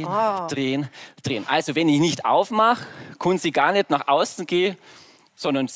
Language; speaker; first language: German; native; German